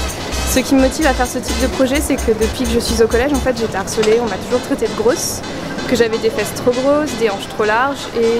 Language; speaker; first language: French; native; French